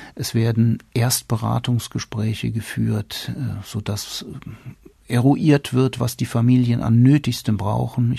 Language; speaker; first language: German; native; German